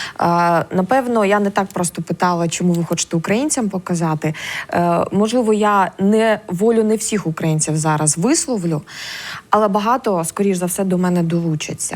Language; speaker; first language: Ukrainian; native; Ukrainian